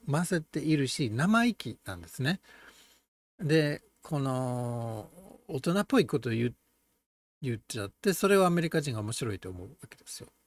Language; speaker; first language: Japanese; non-native, fluent; English